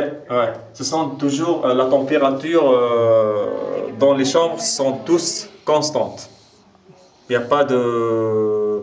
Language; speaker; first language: French; non-native, local second language; Arabic